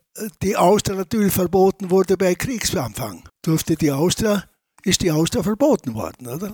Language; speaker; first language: German; native; German